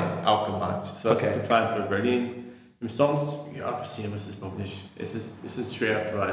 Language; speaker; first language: German; non-native, learner; English